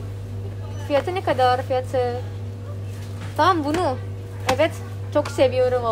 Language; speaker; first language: Turkish; non-native, learner; Indonesian